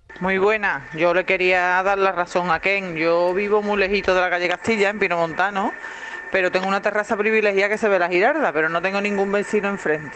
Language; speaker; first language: Spanish; native; Spanish